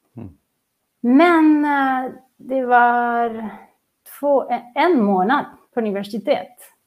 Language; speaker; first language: Swedish; non-native, fluent; Catalan